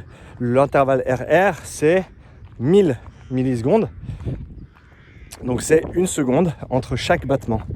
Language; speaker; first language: French; native; French